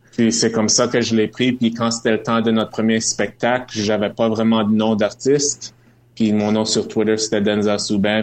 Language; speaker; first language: French; native; French